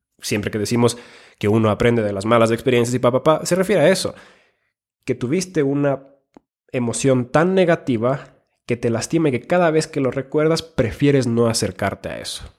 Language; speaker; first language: Spanish; native; Spanish